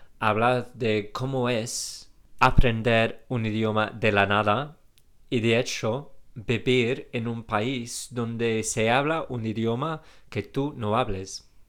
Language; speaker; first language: Spanish; non-native, fluent; English